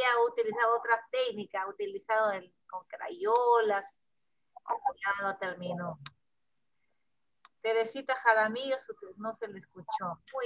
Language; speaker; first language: Spanish; native; Spanish